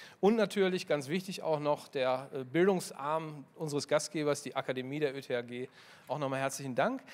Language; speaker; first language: German; native; German